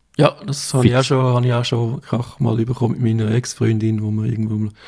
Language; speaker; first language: German; native; German